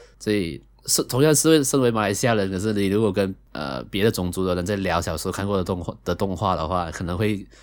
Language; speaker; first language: Chinese; native; Chinese